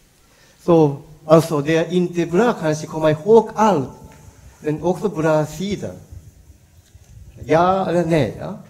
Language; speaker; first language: Swedish; non-native, learner; Japanese